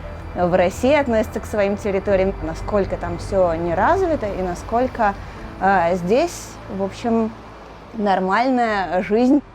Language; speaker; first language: Russian; native; Russian